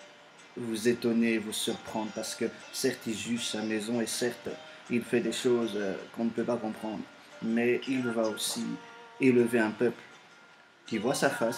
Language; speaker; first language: French; native; French